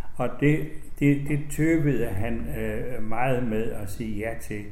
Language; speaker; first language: Danish; native; Danish